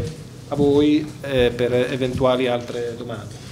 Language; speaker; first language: Italian; native; Italian